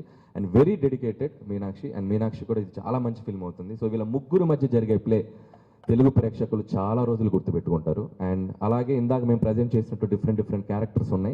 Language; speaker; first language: Telugu; native; Telugu